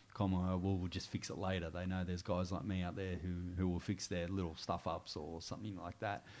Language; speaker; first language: English; native; English